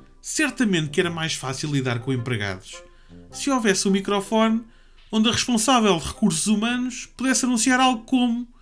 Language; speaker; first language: Portuguese; native; Portuguese